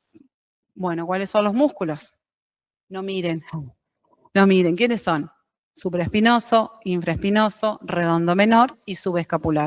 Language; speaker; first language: Spanish; native; Spanish